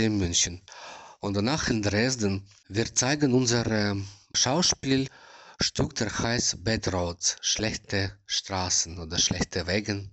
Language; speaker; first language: German; non-native, learner; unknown